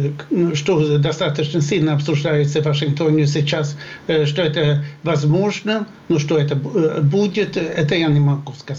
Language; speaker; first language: Russian; non-native, fluent; Swedish